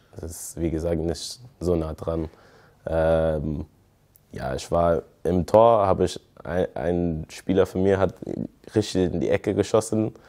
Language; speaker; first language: German; non-native, fluent; English